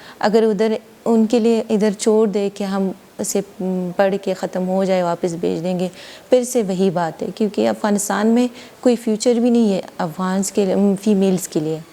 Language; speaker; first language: Urdu; non-native, local second language; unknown